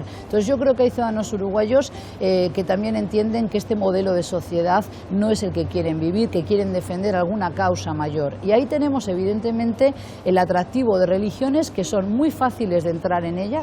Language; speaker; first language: Spanish; native; Spanish